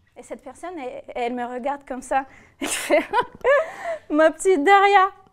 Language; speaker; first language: French; non-native, fluent; Russian